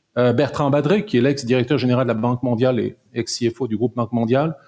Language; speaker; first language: French; native; French